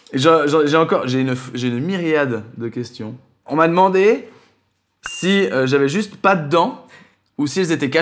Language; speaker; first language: French; native; French